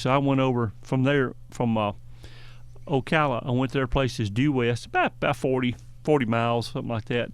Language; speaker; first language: English; native; English